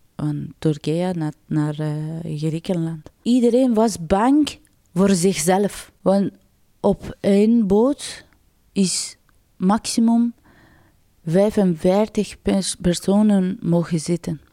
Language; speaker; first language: Dutch; non-native, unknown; Persian